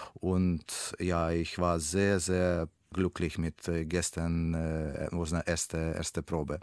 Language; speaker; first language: German; non-native, learner; Russian